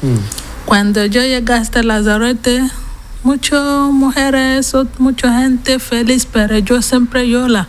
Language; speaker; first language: Spanish; non-native, learner; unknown